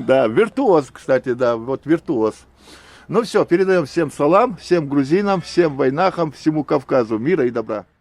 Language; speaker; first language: Russian; non-native, local second language; Ingush